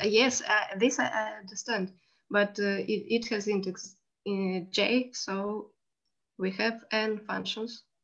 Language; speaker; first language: English; non-native, learner; Russian